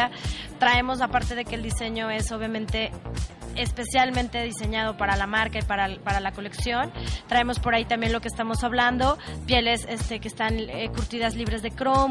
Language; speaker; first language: Spanish; native; Spanish